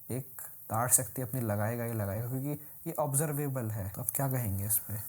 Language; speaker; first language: Hindi; native; Hindi